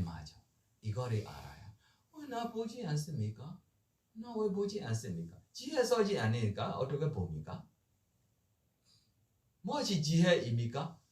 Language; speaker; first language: Korean; non-native, learner; Burmese